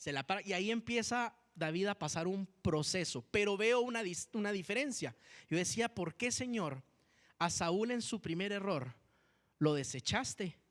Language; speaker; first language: Spanish; native; Spanish